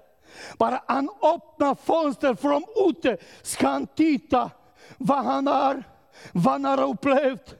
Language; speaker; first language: Swedish; non-native, learner; Romanian